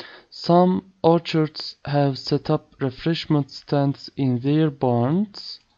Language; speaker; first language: English; non-native, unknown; Turkish